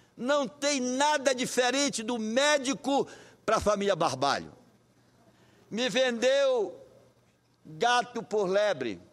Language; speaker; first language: Portuguese; native; Portuguese